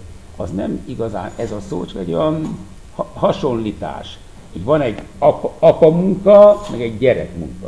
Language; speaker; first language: Hungarian; non-native, fluent; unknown